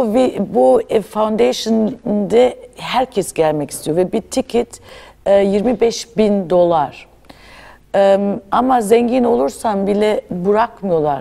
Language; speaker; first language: Turkish; early bilingual, other home language; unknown